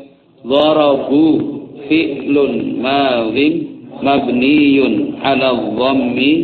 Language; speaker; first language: Arabic; non-native, fluent; Javanese